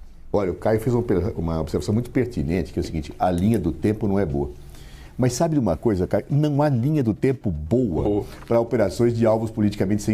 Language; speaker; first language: Portuguese; native; Portuguese